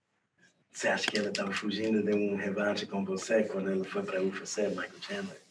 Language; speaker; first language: Portuguese; non-native, learner; English